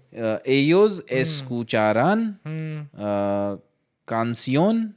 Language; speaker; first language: Spanish; non-native, learner; Hindi